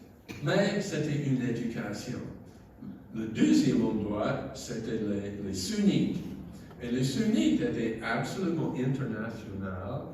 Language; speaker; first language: French; non-native, fluent; English